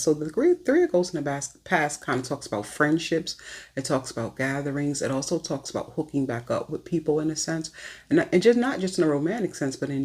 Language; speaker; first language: English; native; English